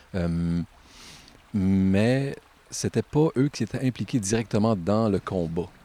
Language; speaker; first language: French; native; French